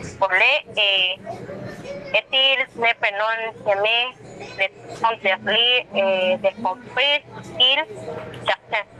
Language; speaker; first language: French; non-native, learner; Spanish